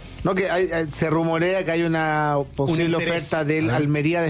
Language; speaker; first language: Spanish; native; Spanish